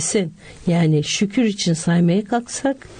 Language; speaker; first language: Turkish; native; Turkish